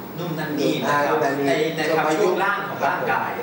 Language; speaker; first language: Thai; native; Thai